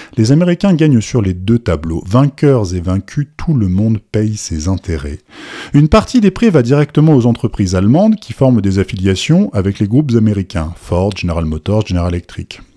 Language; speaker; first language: French; native; French